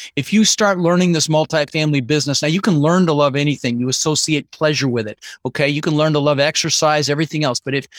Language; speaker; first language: English; early bilingual, other home language; Dutch